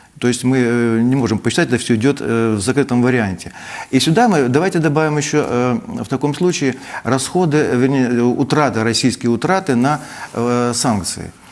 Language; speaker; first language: Russian; native; Russian